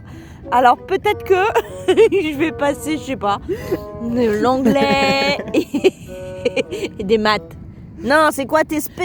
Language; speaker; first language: French; native; French